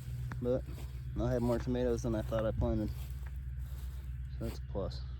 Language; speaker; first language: English; native; English